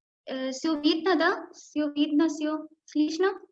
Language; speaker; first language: Russian; non-native, learner; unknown